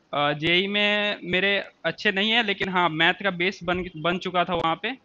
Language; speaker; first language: Hindi; native; Hindi